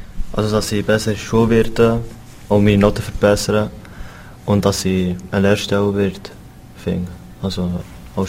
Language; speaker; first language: German; non-native, learner; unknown